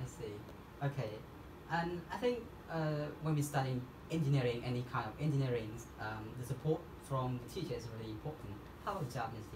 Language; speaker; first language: English; non-native, fluent; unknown